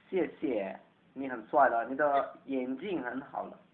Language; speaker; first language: Chinese; non-native, learner; Indonesian